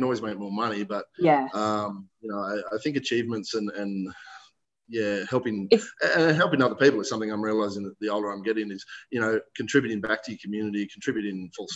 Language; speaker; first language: English; native; English